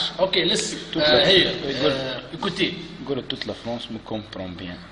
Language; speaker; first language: French; non-native, local second language; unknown